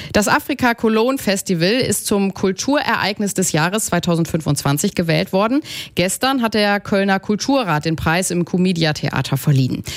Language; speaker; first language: German; native; German